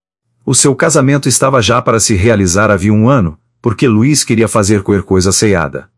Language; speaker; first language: Portuguese; native; Portuguese